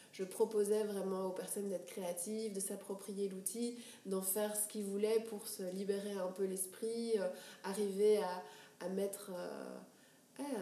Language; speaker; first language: French; native; French